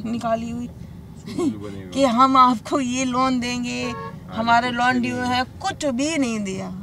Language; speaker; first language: Hindi; native; Hindi